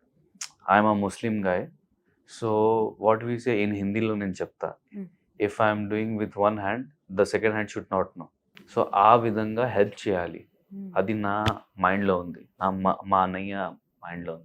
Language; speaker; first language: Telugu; non-native, learner; Hindi